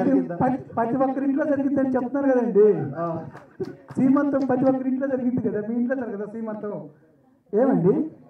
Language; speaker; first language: Telugu; native; Telugu